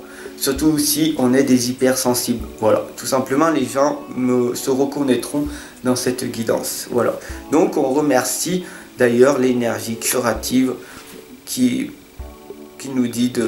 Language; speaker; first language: French; native; French